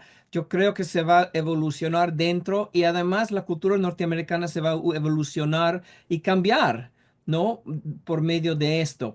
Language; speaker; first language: Spanish; non-native, fluent; English